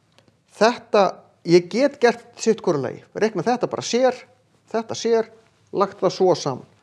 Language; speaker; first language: Icelandic; native; Icelandic